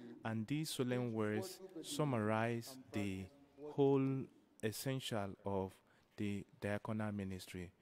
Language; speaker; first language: English; non-native, local second language; Igbo